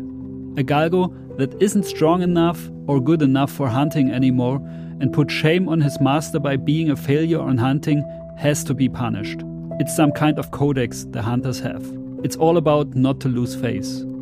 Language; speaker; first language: English; non-native, fluent; German